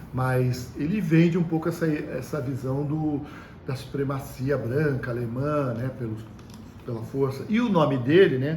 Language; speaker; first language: Portuguese; native; Portuguese